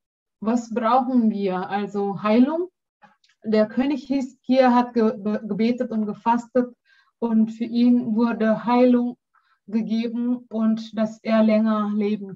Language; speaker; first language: German; non-native, learner; Indonesian